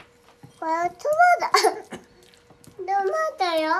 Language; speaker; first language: Chinese; early bilingual, heritage; Chinese